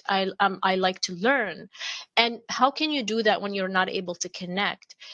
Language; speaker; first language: English; non-native, fluent; Arabic